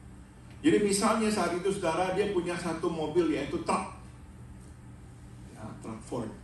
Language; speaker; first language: Indonesian; native; Indonesian